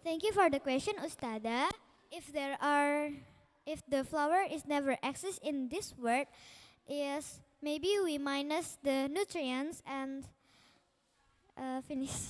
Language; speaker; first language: English; non-native, learner; Indonesian